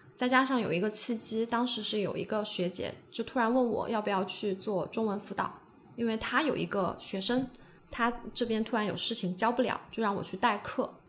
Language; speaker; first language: Chinese; native; Chinese